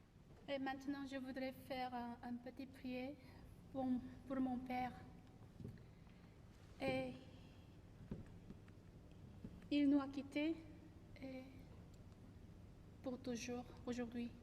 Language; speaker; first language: French; non-native, learner; Korean